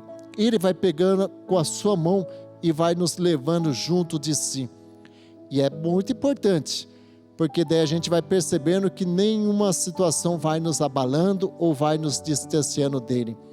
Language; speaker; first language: Portuguese; native; Portuguese